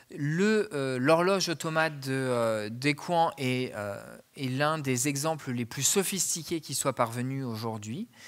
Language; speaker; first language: French; native; French